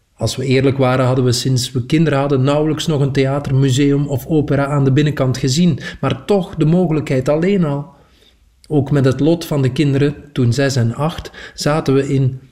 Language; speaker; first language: Dutch; native; Dutch